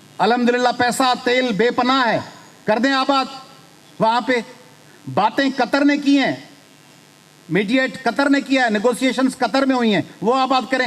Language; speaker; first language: Urdu; non-native, local second language; Sindhi